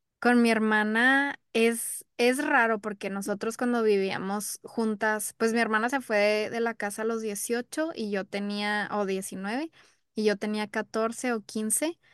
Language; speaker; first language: Spanish; early bilingual, heritage; Spanish